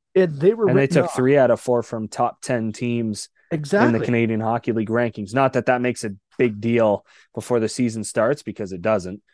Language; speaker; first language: English; native; English